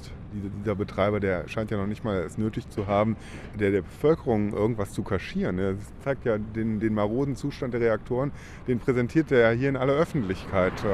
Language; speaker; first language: German; native; German